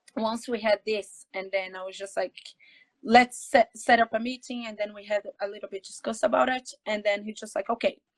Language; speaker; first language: English; non-native, fluent; Portuguese